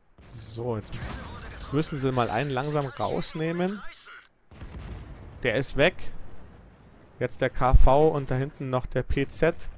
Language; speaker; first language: German; native; German